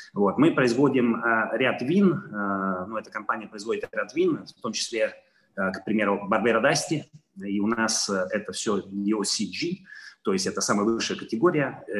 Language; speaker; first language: Russian; non-native, fluent; Italian